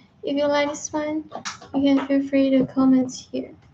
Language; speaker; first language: English; non-native, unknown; Chinese